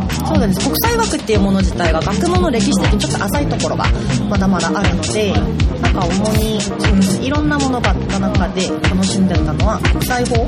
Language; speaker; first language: Japanese; non-native, fluent; Korean